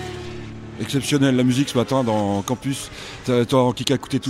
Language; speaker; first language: French; native; French